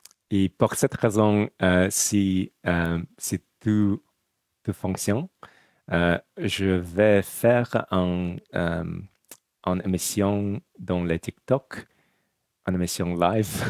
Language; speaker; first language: French; non-native, learner; Russian